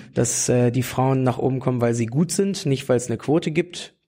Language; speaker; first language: German; native; German